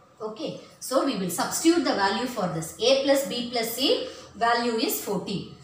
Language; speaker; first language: English; non-native, local second language; Tamil